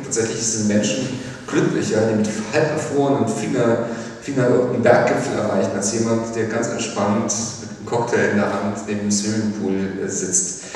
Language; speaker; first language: German; native; German